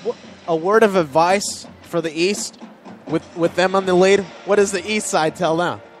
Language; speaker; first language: English; native; English